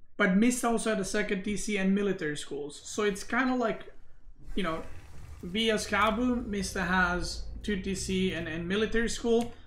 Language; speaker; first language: English; non-native, fluent; Serbian